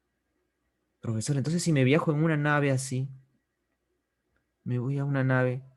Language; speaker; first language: Spanish; native; Spanish